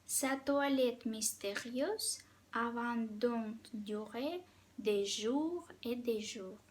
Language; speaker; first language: French; non-native, fluent; Russian